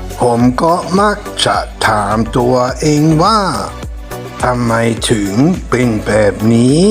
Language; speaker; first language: Thai; non-native, fluent; German